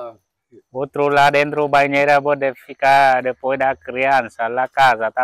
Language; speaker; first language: Portuguese; non-native, learner; Vietnamese